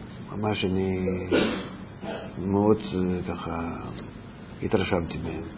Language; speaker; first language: Hebrew; non-native, fluent; Russian